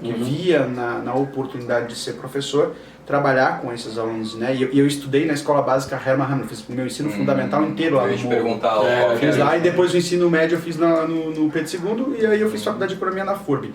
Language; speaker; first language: Portuguese; native; Portuguese